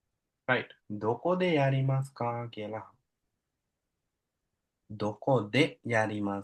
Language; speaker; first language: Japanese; non-native, fluent; Sinhala